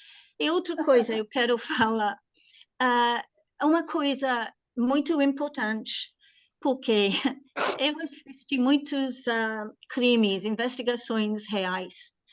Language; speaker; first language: Portuguese; non-native, learner; English